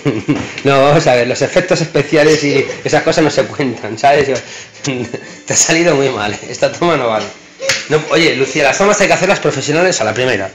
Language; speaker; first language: Spanish; native; Spanish